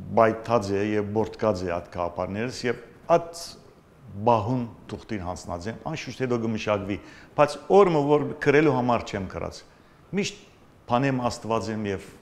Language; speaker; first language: Armenian; native; Armenian